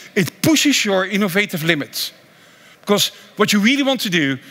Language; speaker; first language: English; non-native, fluent; Dutch